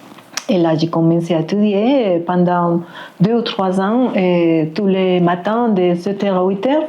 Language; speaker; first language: French; non-native, fluent; Spanish